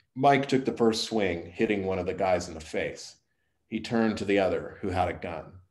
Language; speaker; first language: English; native; English